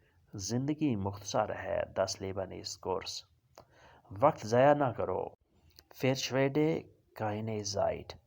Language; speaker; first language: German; non-native, learner; Urdu